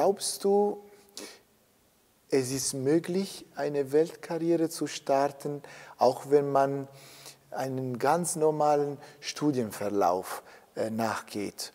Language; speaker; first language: German; non-native, fluent; Italian